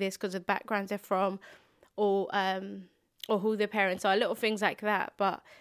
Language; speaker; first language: English; early bilingual, other home language; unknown